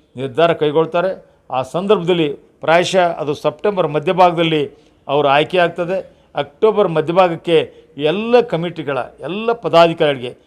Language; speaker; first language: Kannada; native; Kannada